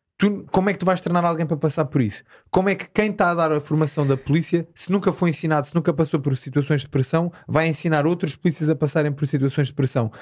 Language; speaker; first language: Portuguese; native; Portuguese